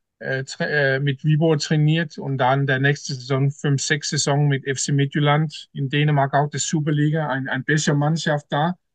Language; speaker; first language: German; non-native, learner; Danish